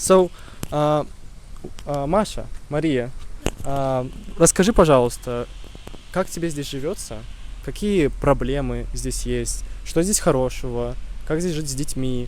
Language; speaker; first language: Russian; native; Russian